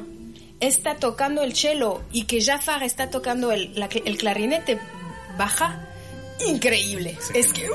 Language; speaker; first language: Spanish; non-native, fluent; French